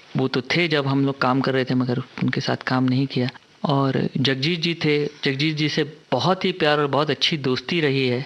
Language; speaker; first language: Hindi; native; Hindi